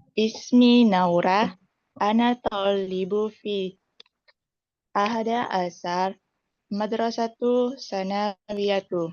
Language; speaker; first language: Arabic; non-native, learner; Indonesian